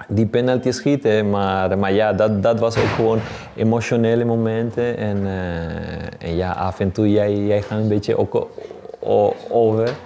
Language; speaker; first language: Dutch; non-native, learner; Spanish